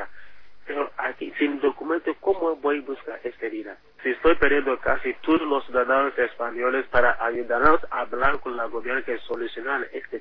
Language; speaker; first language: Spanish; non-native, learner; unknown